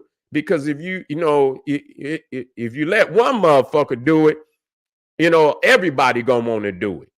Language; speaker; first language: English; native; English